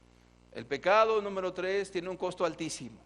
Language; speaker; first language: Spanish; native; Spanish